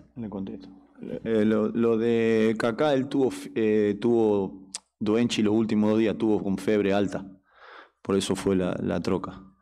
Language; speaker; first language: Spanish; native; Spanish